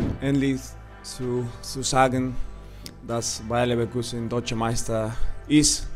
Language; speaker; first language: German; non-native, learner; Spanish